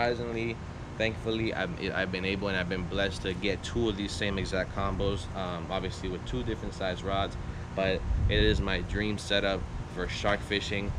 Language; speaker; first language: English; native; English